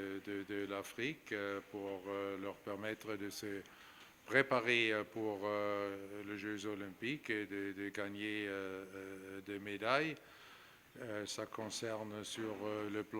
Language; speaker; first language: French; non-native, fluent; German